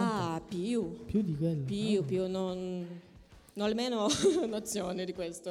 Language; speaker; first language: Italian; non-native, learner; Portuguese